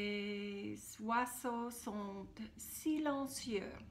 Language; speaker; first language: French; non-native, fluent; English